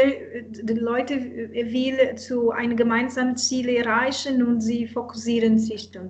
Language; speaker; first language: German; non-native, learner; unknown